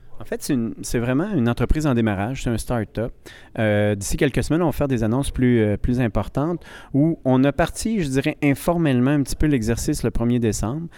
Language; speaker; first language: French; native; French